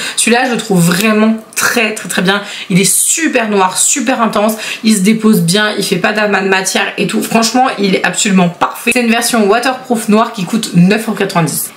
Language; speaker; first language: French; native; French